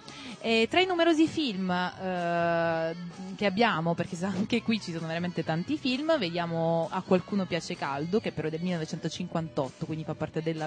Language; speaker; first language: Italian; native; Italian